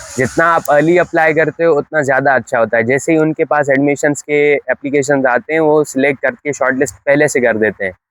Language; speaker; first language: Urdu; native; Urdu